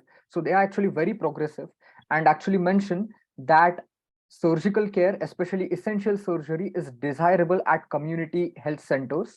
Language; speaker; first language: English; non-native, local second language; Marathi